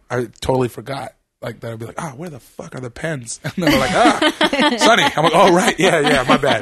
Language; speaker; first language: English; native; English